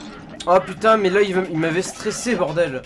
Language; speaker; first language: French; native; French